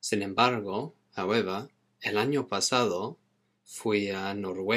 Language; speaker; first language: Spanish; non-native, fluent; English